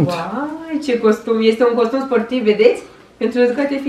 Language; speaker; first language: Romanian; native; Romanian